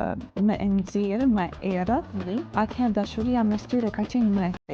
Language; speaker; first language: Albanian; native; Albanian